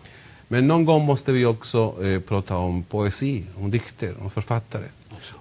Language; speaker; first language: Swedish; non-native, fluent; Spanish